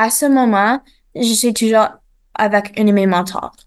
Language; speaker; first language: French; non-native, local second language; English